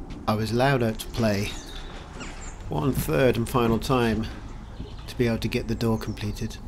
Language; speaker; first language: English; native; English